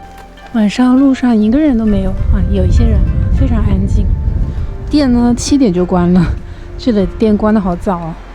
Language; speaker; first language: Chinese; native; Chinese